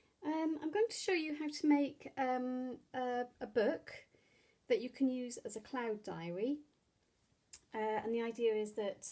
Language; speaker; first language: English; native; English